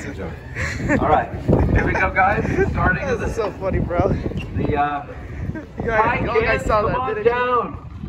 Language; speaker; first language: English; native; English